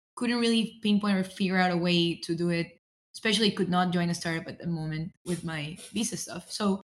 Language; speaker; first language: English; non-native, fluent; Spanish